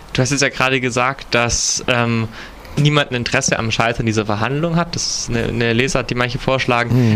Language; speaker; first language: German; native; German